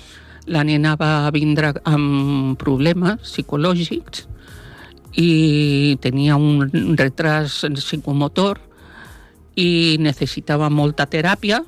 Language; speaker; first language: Catalan; non-native, local second language; Spanish